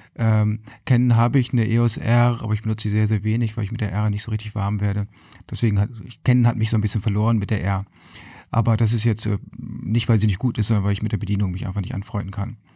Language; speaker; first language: German; native; German